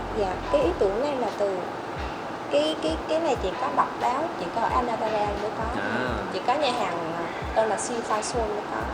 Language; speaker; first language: Vietnamese; native; Vietnamese